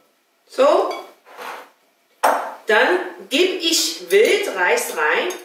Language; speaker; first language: German; non-native, fluent; Chinese